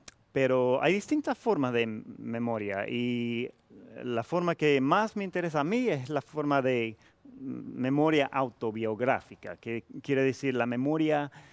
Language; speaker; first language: Spanish; non-native, fluent; English